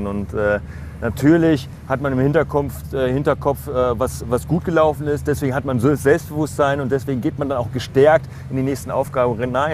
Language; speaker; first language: German; native; German